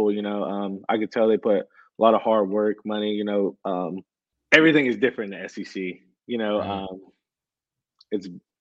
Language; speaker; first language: English; native; English